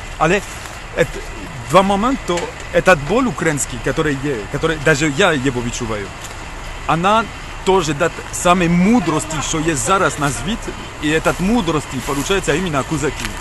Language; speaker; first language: Ukrainian; non-native, learner; French